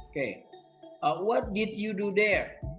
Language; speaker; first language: English; non-native, learner; Indonesian